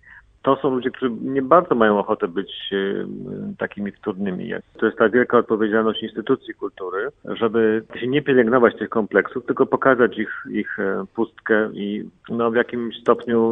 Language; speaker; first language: Polish; native; Polish